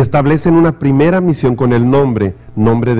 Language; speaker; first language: Spanish; native; Spanish